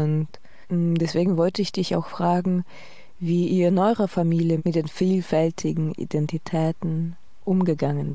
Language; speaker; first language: German; non-native, fluent; Russian